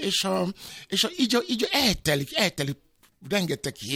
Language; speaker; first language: Hungarian; non-native, fluent; Yoruba